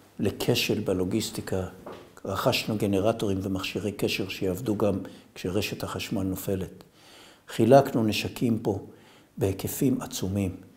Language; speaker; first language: Hebrew; native; Hebrew